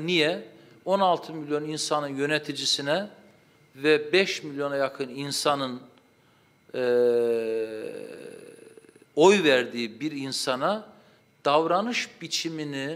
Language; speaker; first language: Turkish; native; Turkish